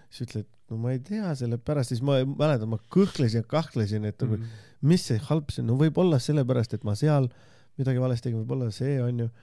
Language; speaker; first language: Estonian; non-native, local second language; Russian